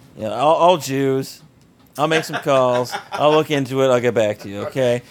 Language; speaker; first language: English; native; English